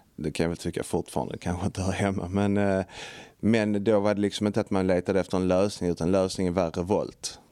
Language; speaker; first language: Swedish; native; Swedish